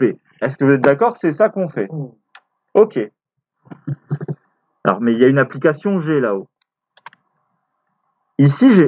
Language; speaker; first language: French; native; French